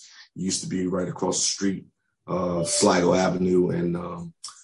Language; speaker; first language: English; native; English